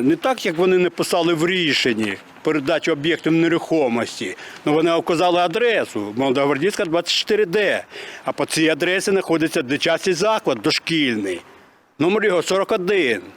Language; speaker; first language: Ukrainian; native; Ukrainian